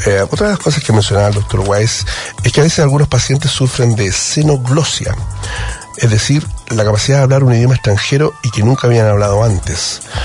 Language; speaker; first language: Spanish; native; Spanish